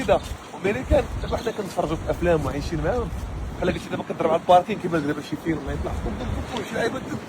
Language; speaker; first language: Arabic; native; Arabic